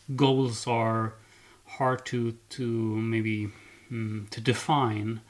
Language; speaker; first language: English; non-native, fluent; Swedish